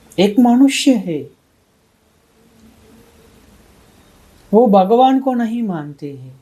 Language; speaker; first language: Hindi; non-native, fluent; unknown